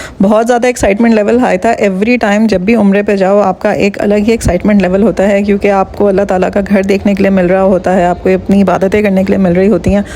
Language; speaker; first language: Urdu; native; Urdu